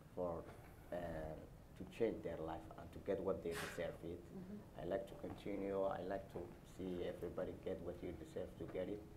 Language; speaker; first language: English; non-native, learner; Somali